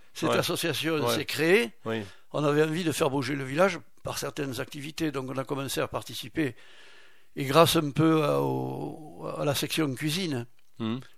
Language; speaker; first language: French; native; French